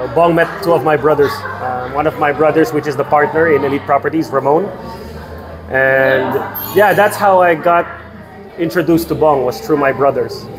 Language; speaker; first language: English; non-native, local second language; Filipino